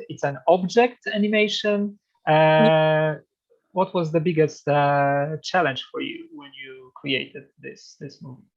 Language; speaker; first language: English; non-native, fluent; Polish